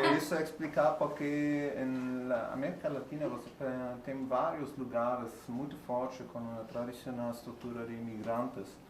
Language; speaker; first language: Portuguese; non-native, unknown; German